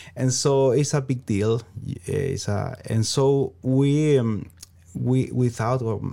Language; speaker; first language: English; non-native, learner; Spanish